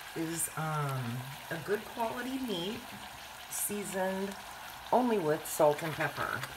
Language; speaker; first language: English; native; English